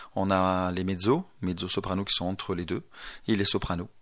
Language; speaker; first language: French; native; French